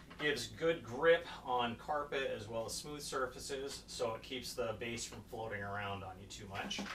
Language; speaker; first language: English; native; English